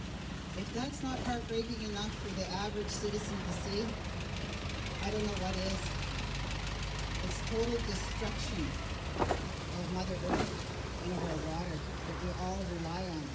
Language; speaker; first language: English; native; English